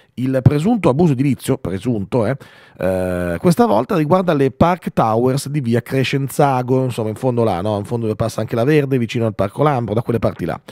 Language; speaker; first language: Italian; native; Italian